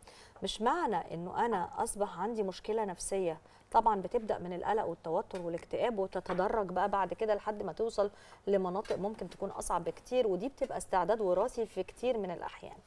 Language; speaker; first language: Arabic; native; Arabic